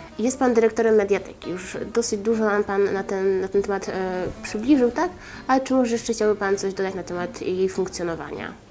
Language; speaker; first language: Polish; native; Polish